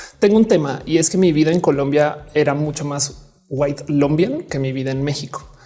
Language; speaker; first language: Spanish; native; Spanish